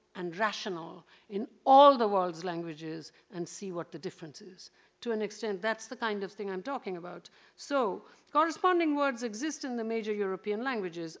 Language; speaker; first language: English; non-native, local second language; Bangla